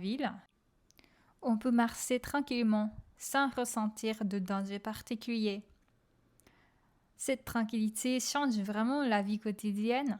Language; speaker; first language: French; non-native, fluent; Japanese